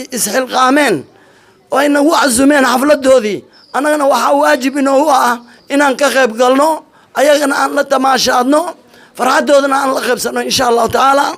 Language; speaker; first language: Somali; non-native, local second language; Swahili